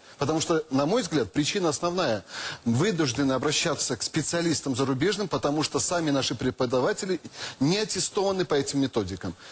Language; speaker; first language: Russian; native; Russian